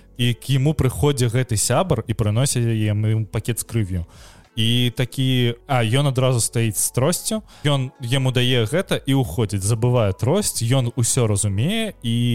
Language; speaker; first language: Belarusian; non-native, local second language; Russian